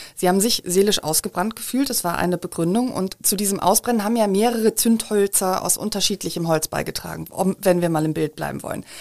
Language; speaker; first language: German; native; German